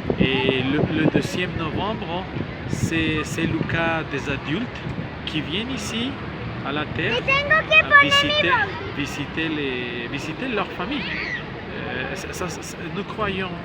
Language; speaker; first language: French; non-native, learner; Spanish